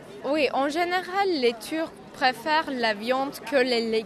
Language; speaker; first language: French; non-native, learner; Turkish